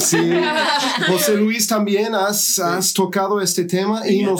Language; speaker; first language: Spanish; non-native, fluent; English